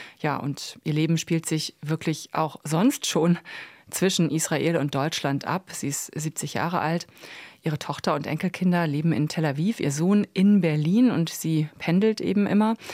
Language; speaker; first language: German; native; German